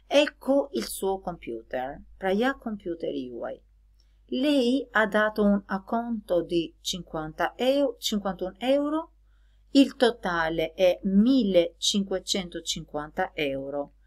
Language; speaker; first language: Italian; non-native, fluent; Albanian